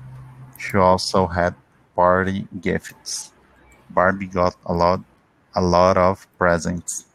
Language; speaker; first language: English; non-native, learner; Portuguese